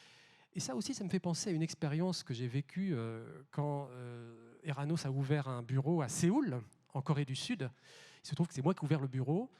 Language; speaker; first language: French; native; French